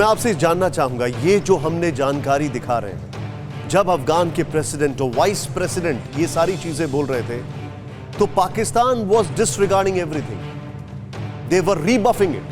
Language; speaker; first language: Hindi; native; Hindi